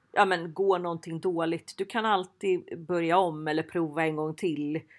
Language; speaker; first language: Swedish; native; Swedish